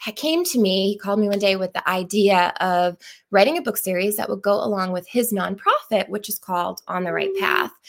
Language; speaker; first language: English; native; English